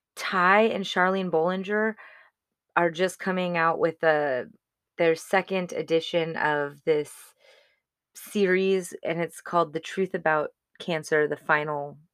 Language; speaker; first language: English; native; English